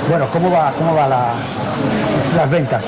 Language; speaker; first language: Spanish; native; Spanish